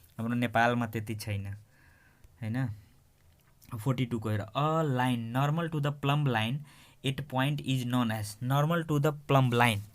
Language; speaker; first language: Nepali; non-native, local second language; Maithili